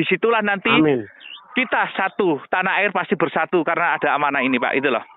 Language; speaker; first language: Indonesian; non-native, local second language; Javanese